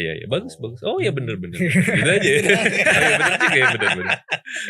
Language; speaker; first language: Indonesian; native; Indonesian